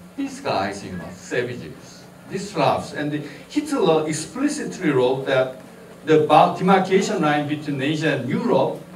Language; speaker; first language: English; non-native, fluent; Korean